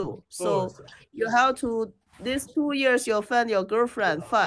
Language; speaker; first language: English; non-native, learner; Chinese